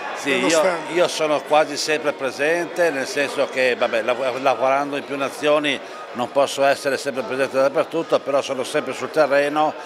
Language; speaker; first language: Italian; native; Italian